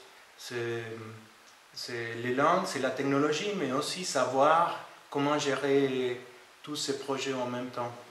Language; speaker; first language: French; non-native, fluent; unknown